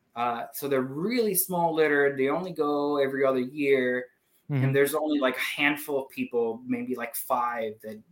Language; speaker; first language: English; non-native, fluent; Spanish